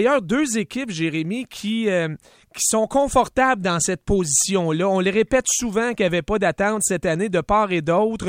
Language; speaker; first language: French; native; French